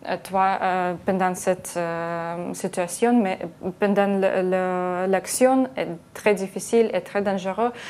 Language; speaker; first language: French; non-native, learner; Ukrainian